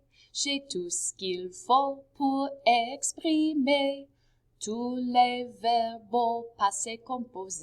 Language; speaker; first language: French; non-native, fluent; English